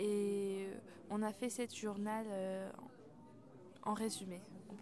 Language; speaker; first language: French; non-native, learner; Persian